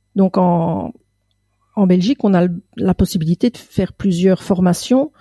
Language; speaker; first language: French; native; French